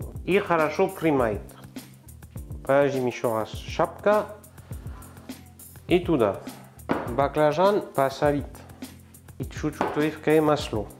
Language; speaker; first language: Russian; non-native, learner; French